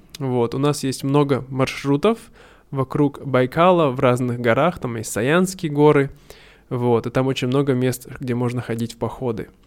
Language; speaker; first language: Russian; native; Russian